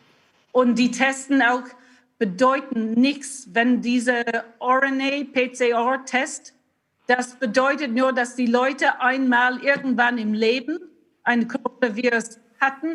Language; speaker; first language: German; non-native, learner; English